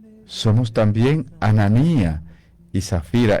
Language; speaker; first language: Spanish; native; Spanish